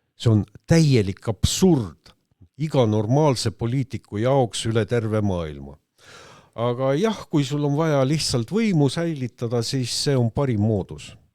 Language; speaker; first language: Estonian; non-native, local second language; Russian